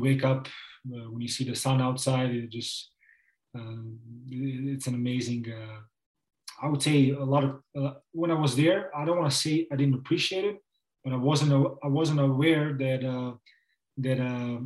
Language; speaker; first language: English; non-native, fluent; Serbian